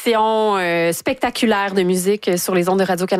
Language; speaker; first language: French; native; French